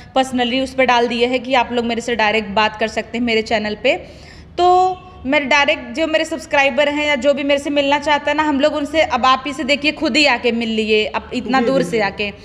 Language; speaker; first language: Hindi; non-native, local second language; Awadhi